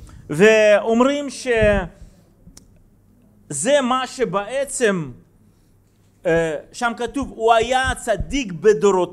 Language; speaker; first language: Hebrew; non-native, fluent; Russian